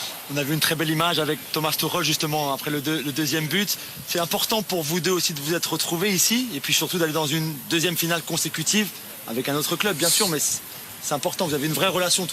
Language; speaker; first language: French; native; French